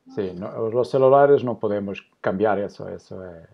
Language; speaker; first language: Spanish; non-native, learner; Portuguese